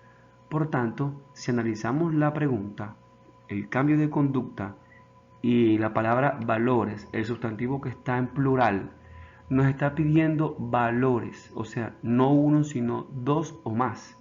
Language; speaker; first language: Spanish; native; Spanish